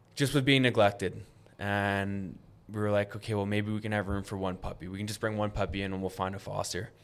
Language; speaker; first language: English; native; English